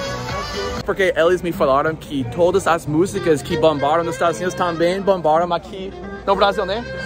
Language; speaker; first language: Portuguese; non-native, fluent; English